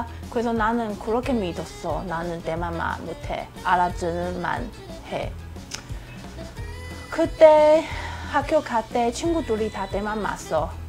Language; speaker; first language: Korean; non-native, learner; Min Nan Chinese